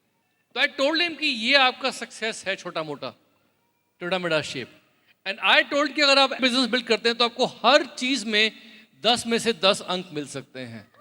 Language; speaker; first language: Hindi; native; Hindi